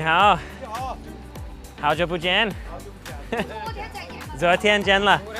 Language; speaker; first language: Chinese; non-native, learner; English